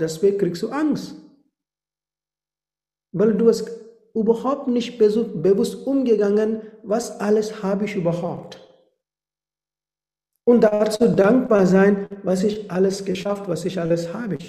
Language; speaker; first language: German; non-native, fluent; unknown